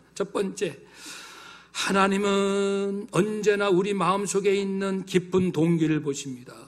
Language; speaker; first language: Korean; native; Korean